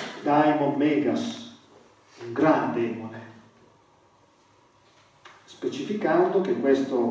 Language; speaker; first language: Italian; native; Italian